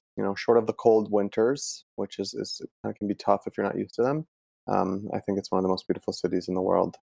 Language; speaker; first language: English; early bilingual, other home language; Italian